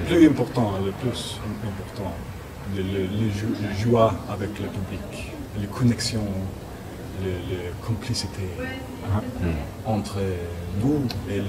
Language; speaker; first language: French; non-native, learner; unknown